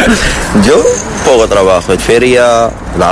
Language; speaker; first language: Spanish; non-native, learner; Arabic